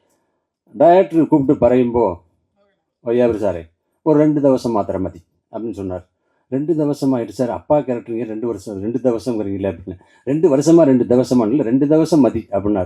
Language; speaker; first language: Tamil; native; Tamil